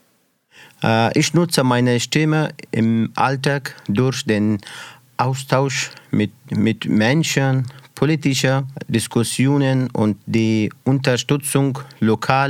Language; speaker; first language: German; non-native, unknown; Persian